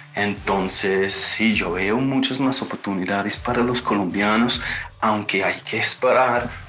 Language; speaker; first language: Spanish; non-native, fluent; English